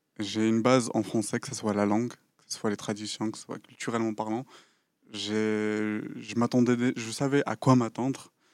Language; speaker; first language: French; non-native, local second language; Kabyle